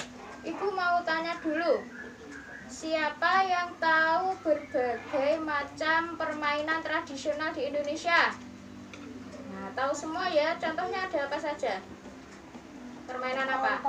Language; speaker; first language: Indonesian; native; Indonesian